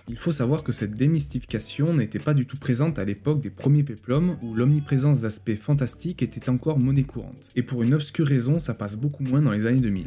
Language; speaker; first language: French; native; French